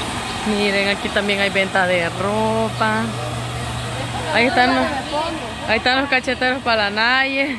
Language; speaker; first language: Spanish; native; Spanish